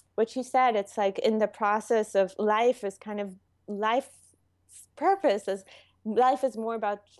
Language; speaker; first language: English; non-native, fluent; Hebrew